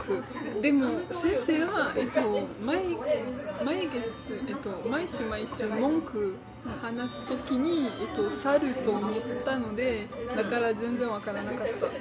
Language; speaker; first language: Japanese; non-native, learner; French